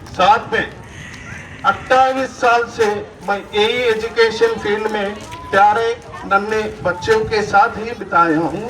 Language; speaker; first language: Hindi; non-native, local second language; Kannada